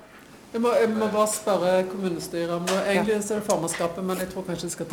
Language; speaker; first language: Norwegian; native; Norwegian